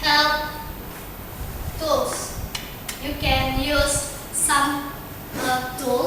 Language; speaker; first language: English; non-native, learner; Indonesian